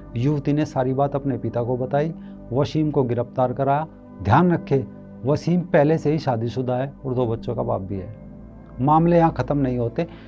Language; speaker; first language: Hindi; native; Hindi